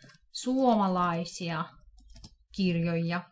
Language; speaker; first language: Finnish; non-native, fluent; Russian